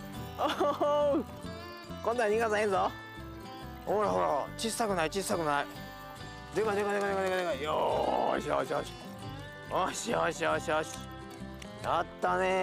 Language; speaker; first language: Japanese; native; Japanese